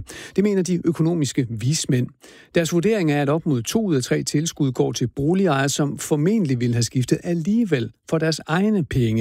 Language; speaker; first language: Danish; native; Danish